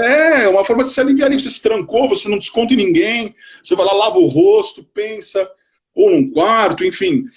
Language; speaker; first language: Portuguese; native; Portuguese